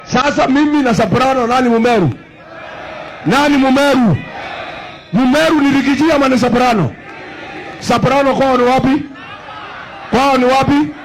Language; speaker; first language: Swahili; non-native, local second language; Kikuyu